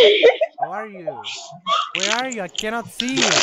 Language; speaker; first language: English; non-native, learner; Spanish